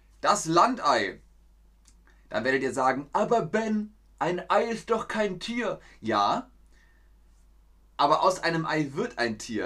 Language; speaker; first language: German; native; German